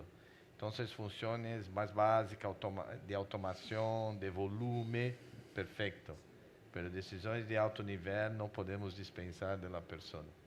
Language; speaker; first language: Spanish; non-native, fluent; Portuguese